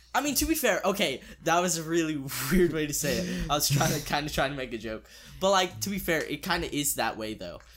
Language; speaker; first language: English; native; English